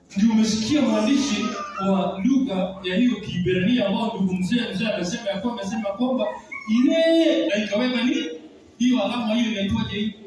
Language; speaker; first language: Swahili; non-native, local second language; Gusii